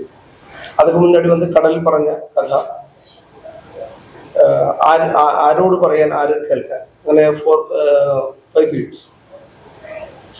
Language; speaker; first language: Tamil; non-native, local second language; Malayalam